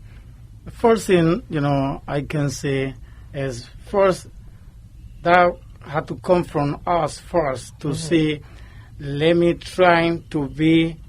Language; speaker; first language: English; non-native, learner; Spanish